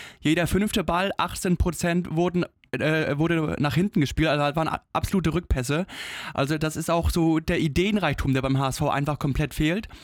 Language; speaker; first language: German; native; German